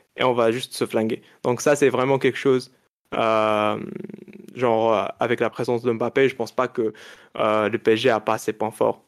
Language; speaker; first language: French; non-native, local second language; Arabic